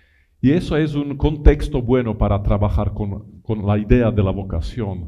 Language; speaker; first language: Spanish; non-native, fluent; Italian